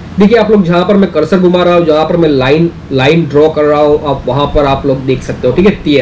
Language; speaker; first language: Hindi; native; Hindi